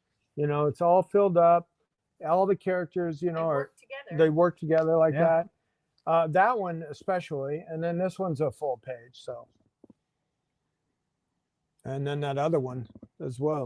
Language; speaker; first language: English; native; English